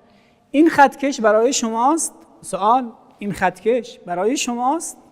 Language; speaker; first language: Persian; non-native, fluent; Arabic